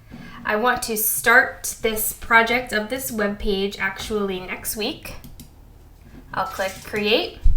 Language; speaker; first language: English; native; English